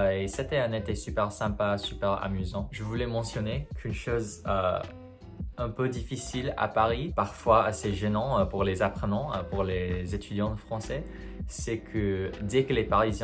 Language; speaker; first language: French; non-native, fluent; English